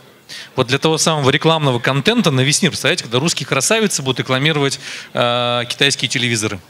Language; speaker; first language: Russian; native; Russian